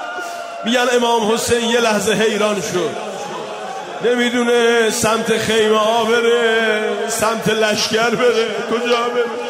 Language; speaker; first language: Persian; native; Persian